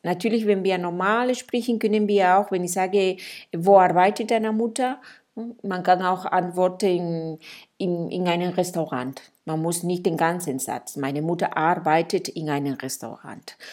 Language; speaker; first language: German; non-native, fluent; Spanish